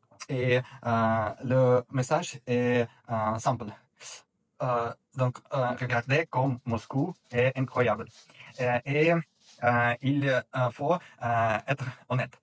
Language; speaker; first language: French; non-native, fluent; Russian